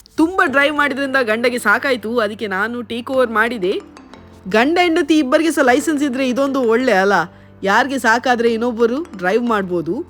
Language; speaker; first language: Kannada; non-native, local second language; Tulu